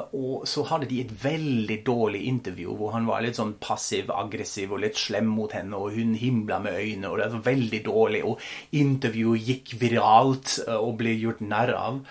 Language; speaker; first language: Norwegian; non-native, fluent; German